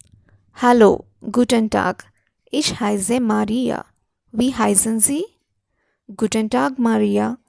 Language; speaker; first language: German; non-native, fluent; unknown